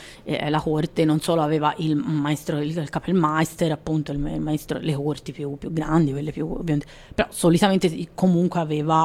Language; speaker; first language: Italian; native; Italian